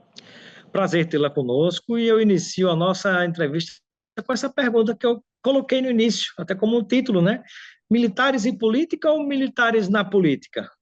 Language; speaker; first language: Portuguese; native; Portuguese